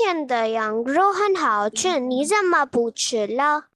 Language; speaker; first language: Chinese; non-native, learner; Urdu